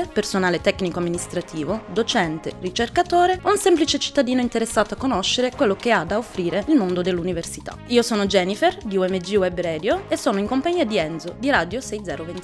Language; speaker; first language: Italian; native; Italian